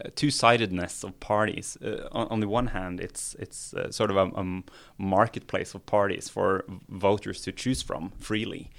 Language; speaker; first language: English; non-native, fluent; Norwegian